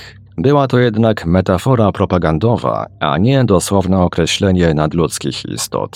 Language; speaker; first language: Polish; native; Polish